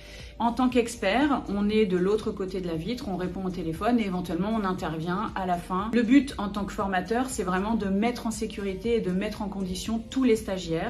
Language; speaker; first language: French; native; French